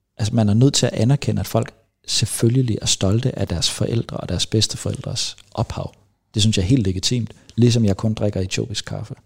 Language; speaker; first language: Danish; native; Danish